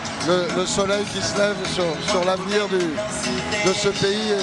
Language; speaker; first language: French; native; French